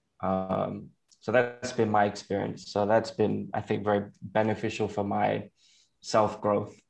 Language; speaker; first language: English; native; English